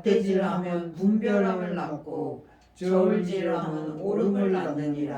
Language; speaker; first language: Korean; native; Korean